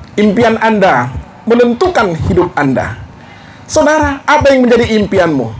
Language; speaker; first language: Indonesian; non-native, local second language; Batak Toba